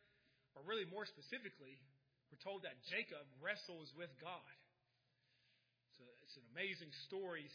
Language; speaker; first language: English; native; English